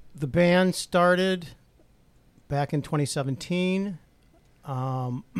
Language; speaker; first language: English; native; English